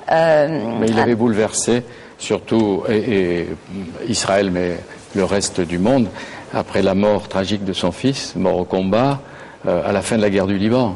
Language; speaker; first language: French; native; French